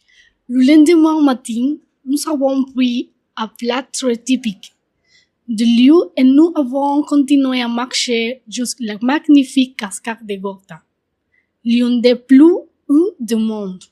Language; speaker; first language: French; non-native, learner; Spanish